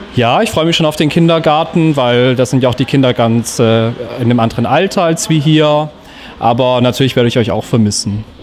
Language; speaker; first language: German; native; German